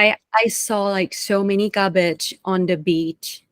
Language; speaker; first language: English; non-native, fluent; Thai